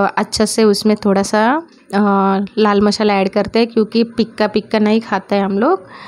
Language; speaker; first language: Hindi; non-native, local second language; Marathi